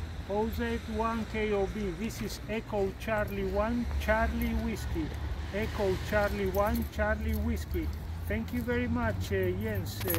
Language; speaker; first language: English; non-native, fluent; Spanish